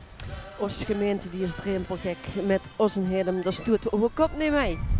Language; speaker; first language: Dutch; native; Dutch